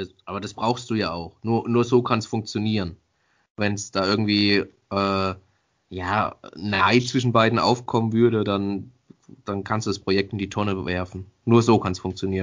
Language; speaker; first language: German; native; German